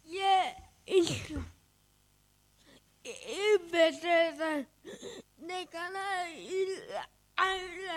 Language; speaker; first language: English; non-native, learner; Catalan